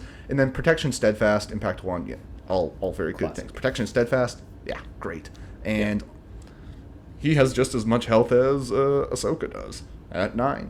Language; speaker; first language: English; native; English